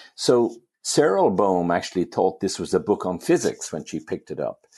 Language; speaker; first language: English; native; English